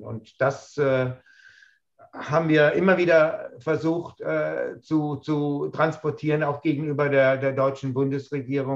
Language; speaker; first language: German; native; German